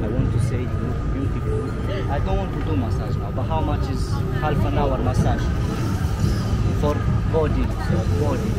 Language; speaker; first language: English; non-native, fluent; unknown